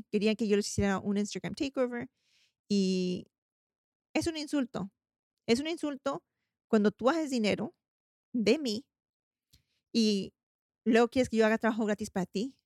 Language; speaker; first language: Spanish; early bilingual, heritage; Spanish